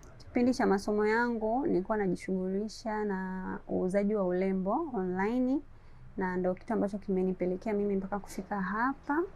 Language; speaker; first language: Swahili; native; Swahili